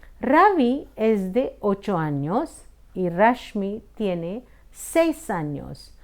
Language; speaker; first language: Spanish; non-native, fluent; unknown